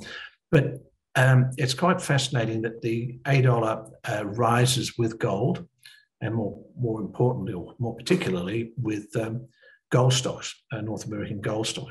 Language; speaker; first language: English; native; English